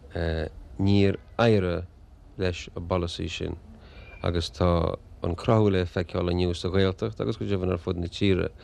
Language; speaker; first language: Irish; native; Irish